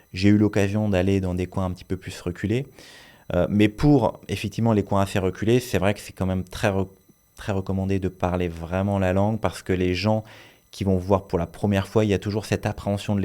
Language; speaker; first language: French; native; French